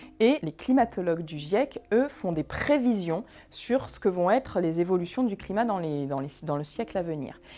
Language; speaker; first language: French; native; French